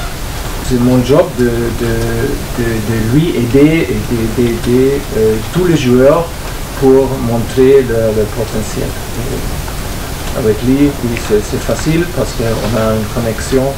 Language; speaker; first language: French; non-native, fluent; German